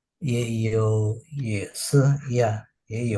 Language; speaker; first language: Chinese; non-native, learner; Indonesian